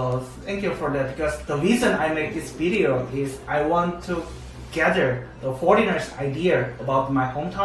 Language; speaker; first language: English; non-native, learner; Korean